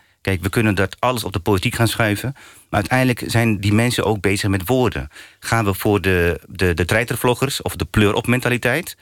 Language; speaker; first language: Dutch; early bilingual, other home language; Turkish